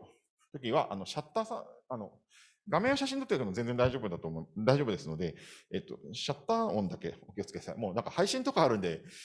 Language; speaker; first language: Japanese; native; Japanese